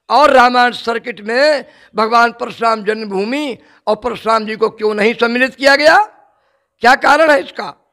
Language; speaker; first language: Hindi; native; Hindi